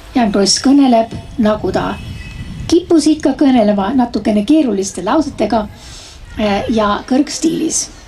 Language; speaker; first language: Estonian; early bilingual, heritage; Estonian